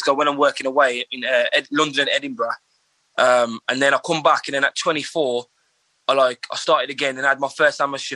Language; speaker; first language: English; native; English